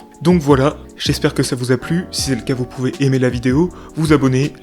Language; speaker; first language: French; native; French